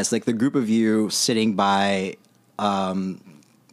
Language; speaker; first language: English; non-native, local second language; Filipino